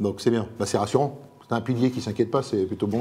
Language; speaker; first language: French; native; French